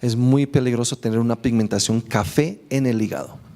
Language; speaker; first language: Spanish; native; Spanish